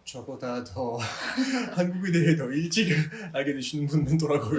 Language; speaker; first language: Korean; non-native, fluent; French